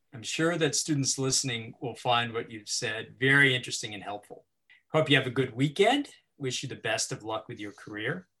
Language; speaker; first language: English; native; English